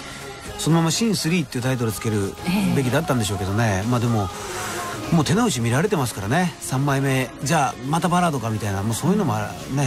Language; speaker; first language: Japanese; native; Japanese